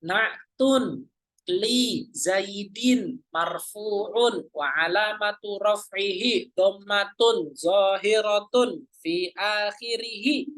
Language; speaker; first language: Arabic; non-native, fluent; Indonesian